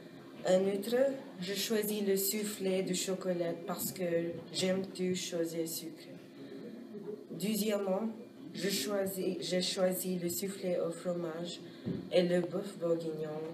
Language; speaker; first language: French; non-native, learner; English